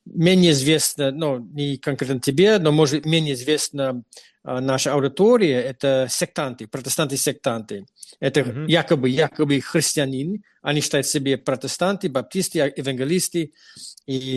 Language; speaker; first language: Russian; non-native, fluent; English